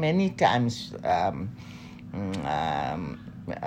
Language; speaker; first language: English; non-native, local second language; Bangla